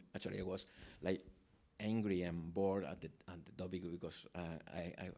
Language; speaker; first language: English; non-native, fluent; Spanish